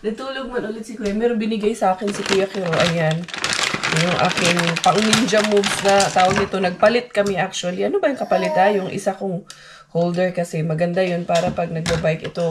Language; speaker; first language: Filipino; non-native, local second language; Cebuano